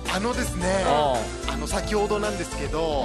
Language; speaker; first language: Japanese; native; Japanese